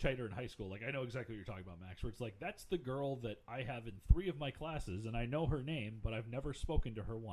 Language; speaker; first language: English; native; English